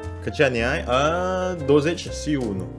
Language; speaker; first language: Romanian; non-native, learner; Indonesian